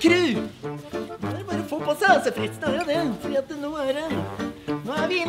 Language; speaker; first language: Norwegian; native; Norwegian